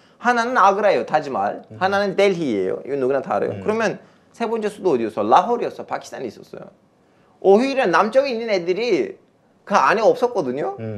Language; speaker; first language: Korean; non-native, fluent; Turkish